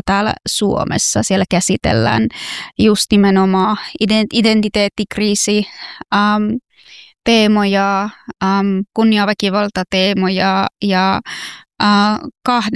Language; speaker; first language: Finnish; non-native, fluent; Persian